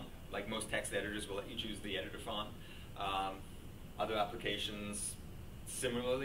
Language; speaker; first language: English; native; English